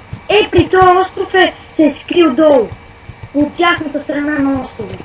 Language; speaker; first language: Bulgarian; native; Bulgarian